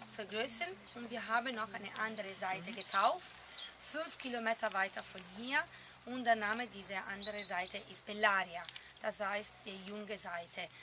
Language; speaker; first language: German; non-native, learner; Italian